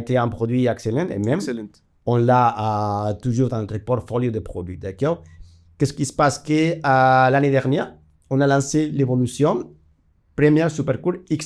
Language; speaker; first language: French; non-native, fluent; Spanish